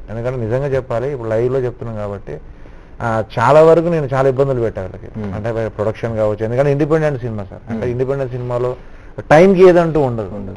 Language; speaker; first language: Telugu; native; Telugu